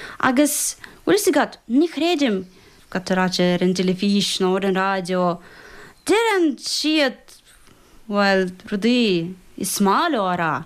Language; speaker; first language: Irish; non-native, fluent; Russian